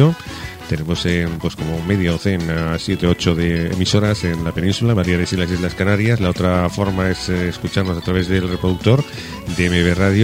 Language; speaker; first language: Spanish; native; Spanish